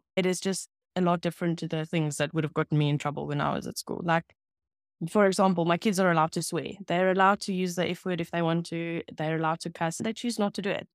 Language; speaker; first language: English; non-native, local second language; Afrikaans